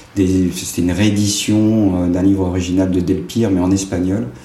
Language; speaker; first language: French; native; French